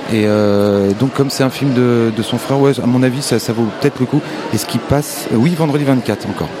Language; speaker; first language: French; native; French